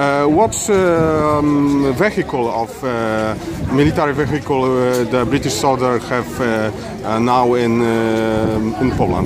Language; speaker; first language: English; non-native, learner; Polish